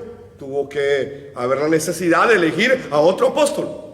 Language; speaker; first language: Spanish; native; Spanish